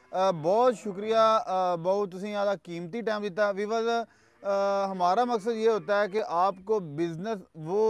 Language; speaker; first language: Urdu; non-native, local second language; Punjabi